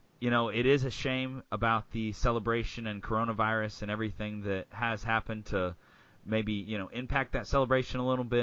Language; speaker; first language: English; native; English